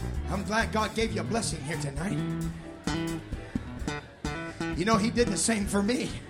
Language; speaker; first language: English; native; English